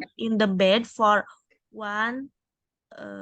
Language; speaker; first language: English; non-native, learner; Indonesian